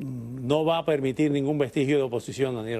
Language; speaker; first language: Spanish; native; Spanish